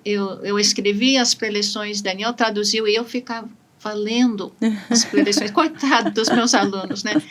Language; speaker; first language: Portuguese; non-native, fluent; English